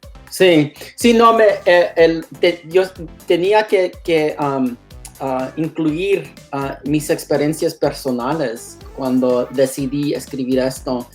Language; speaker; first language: Spanish; early bilingual, heritage; Spanish